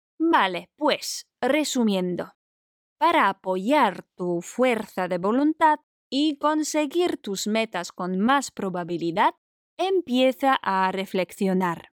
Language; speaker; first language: Spanish; non-native, fluent; Polish